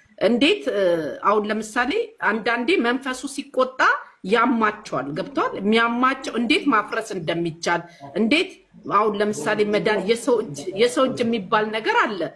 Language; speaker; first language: Amharic; native; Amharic